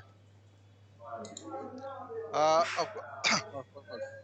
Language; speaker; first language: English; non-native, learner; Bangla